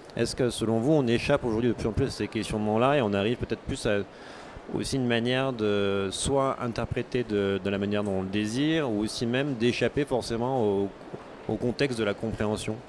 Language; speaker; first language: French; native; French